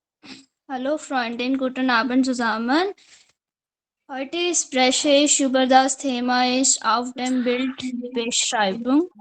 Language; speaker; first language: German; non-native, learner; Hindi